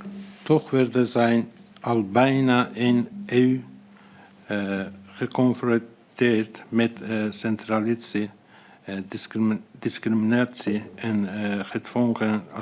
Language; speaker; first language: Dutch; non-native, fluent; Azerbaijani